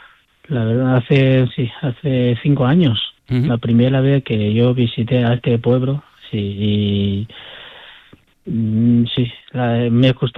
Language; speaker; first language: Spanish; non-native, fluent; Chinese